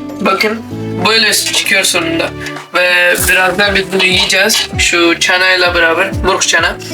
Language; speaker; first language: Turkish; non-native, fluent; Urdu